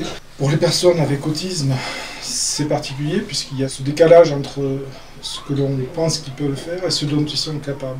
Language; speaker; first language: French; native; French